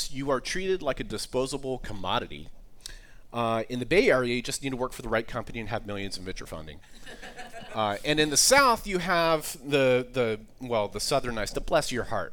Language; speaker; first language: English; native; English